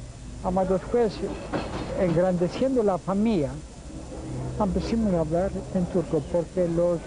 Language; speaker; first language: Spanish; early bilingual, heritage; Ladino